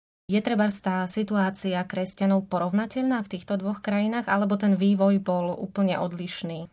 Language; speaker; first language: Slovak; native; Slovak